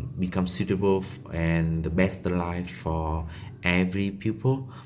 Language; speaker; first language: English; non-native, learner; Vietnamese